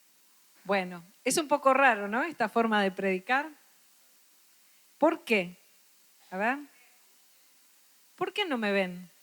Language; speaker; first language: Spanish; native; Spanish